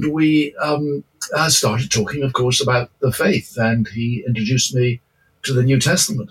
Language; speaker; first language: English; native; English